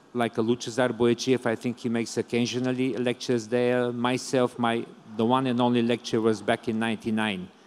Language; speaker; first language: English; non-native, fluent; Bulgarian